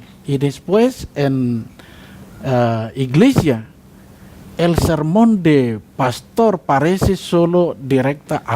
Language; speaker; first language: Spanish; non-native, learner; Indonesian